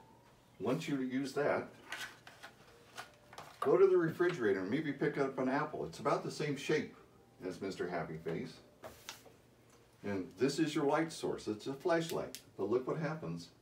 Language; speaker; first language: English; native; English